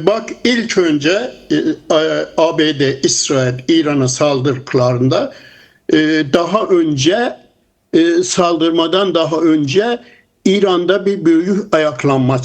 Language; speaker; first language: Turkish; non-native, fluent; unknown